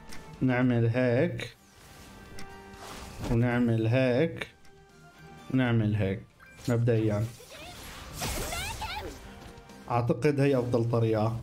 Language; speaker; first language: Arabic; native; Arabic